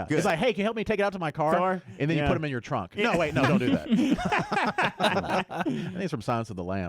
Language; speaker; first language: English; native; English